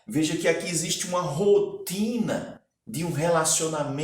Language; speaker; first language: Portuguese; native; Portuguese